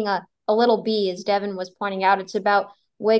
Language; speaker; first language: English; native; English